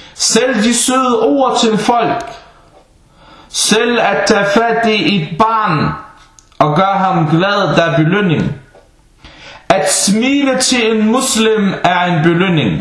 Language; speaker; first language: Danish; non-native, fluent; Arabic